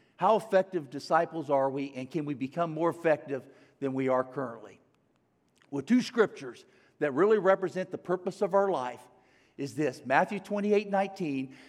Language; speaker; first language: English; native; English